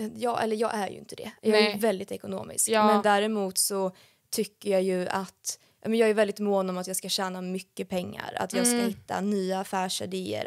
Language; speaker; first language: Swedish; native; Swedish